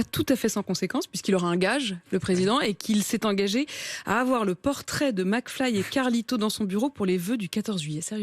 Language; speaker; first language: French; native; French